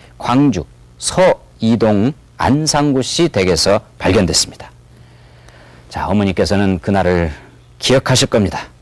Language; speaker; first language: Korean; native; Korean